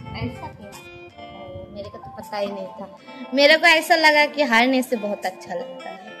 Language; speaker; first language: Hindi; non-native, local second language; Bangla